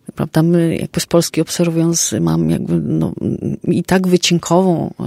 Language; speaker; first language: Polish; native; Polish